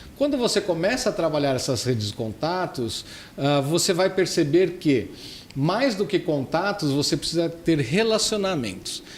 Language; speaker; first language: Portuguese; native; Portuguese